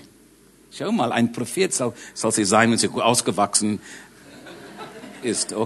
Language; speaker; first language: German; non-native, learner; English